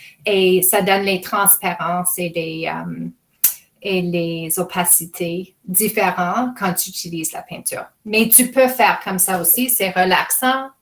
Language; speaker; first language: French; non-native, fluent; English